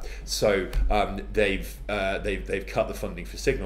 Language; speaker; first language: English; native; English